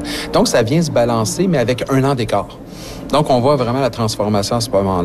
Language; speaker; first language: French; native; French